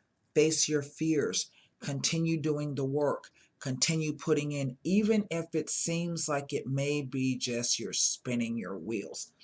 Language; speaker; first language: English; native; English